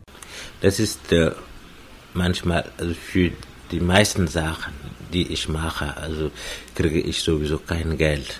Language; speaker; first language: German; non-native, fluent; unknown